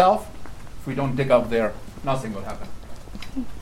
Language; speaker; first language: English; non-native, fluent; German